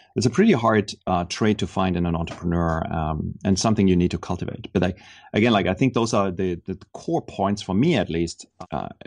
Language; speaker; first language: English; non-native, fluent; German